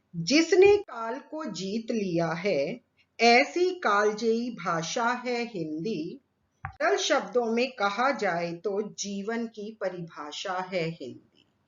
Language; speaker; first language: Hindi; native; Hindi